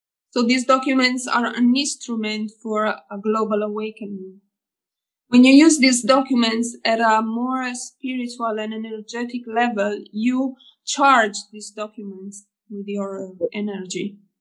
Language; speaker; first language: English; non-native, fluent; Italian